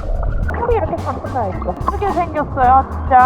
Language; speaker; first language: Korean; non-native, fluent; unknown